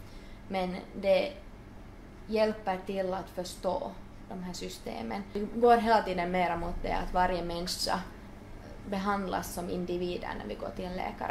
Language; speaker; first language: Swedish; non-native, local second language; Finnish